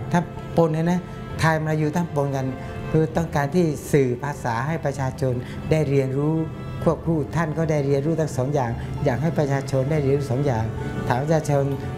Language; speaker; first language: Thai; non-native, local second language; Malay